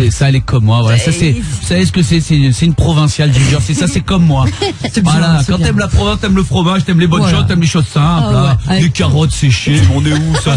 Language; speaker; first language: French; native; French